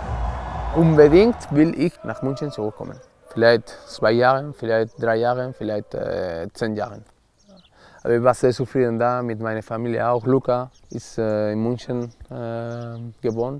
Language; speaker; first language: German; non-native, learner; Spanish